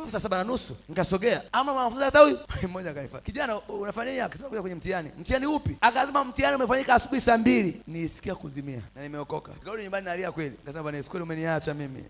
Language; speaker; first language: Swahili; non-native, local second language; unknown